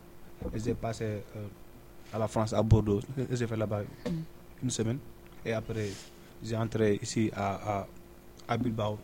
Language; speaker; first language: French; non-native, learner; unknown